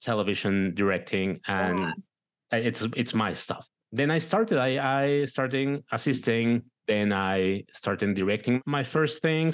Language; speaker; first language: English; non-native, fluent; Spanish